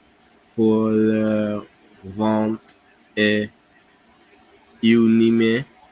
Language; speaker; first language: French; non-native, learner; English